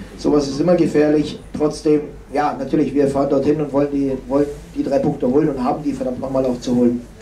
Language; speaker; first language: German; native; German